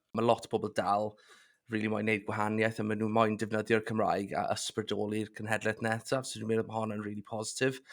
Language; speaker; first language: Welsh; non-native, local second language; English